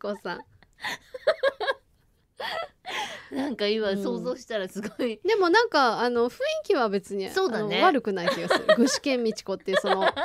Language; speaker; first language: Japanese; native; Japanese